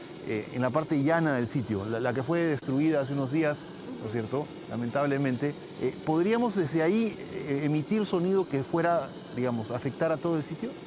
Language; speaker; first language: Spanish; native; Spanish